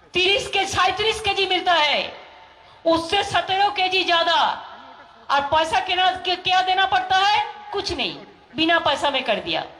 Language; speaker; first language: Hindi; non-native, local second language; Bangla